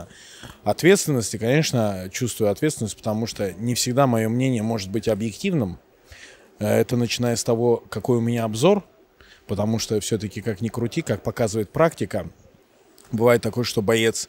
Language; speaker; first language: Russian; native; Russian